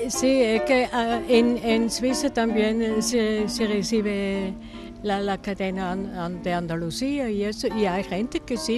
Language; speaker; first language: Spanish; non-native, fluent; German